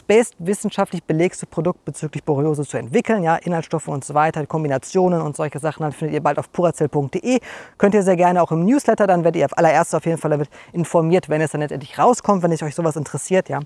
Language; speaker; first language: German; native; German